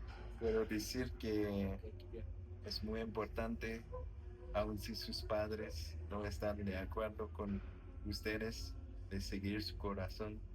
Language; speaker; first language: Spanish; non-native, learner; French